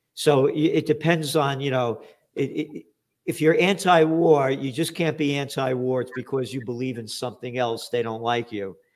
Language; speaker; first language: English; native; English